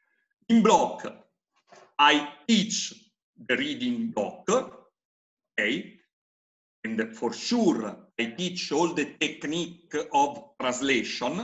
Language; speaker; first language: English; non-native, fluent; Italian